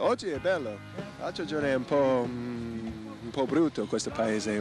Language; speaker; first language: Italian; non-native, learner; English